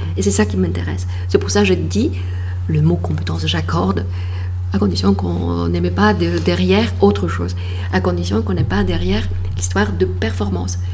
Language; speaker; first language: French; non-native, fluent; Polish